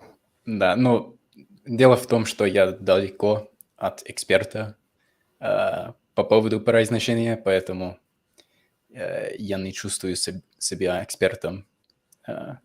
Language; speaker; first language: Russian; non-native, fluent; English